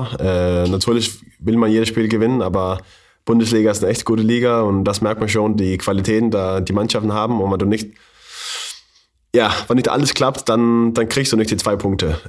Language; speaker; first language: German; non-native, learner; Faroese